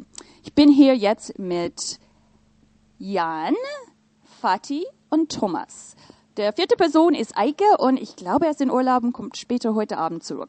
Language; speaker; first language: German; non-native, fluent; English